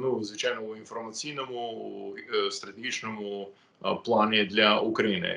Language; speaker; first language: Ukrainian; non-native, fluent; English